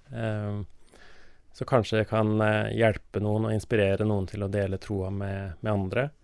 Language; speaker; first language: Norwegian; native; Norwegian